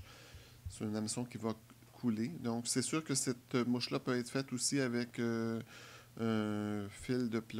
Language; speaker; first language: French; native; French